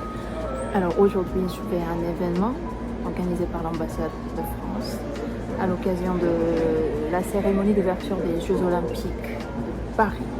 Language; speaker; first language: French; non-native, fluent; Korean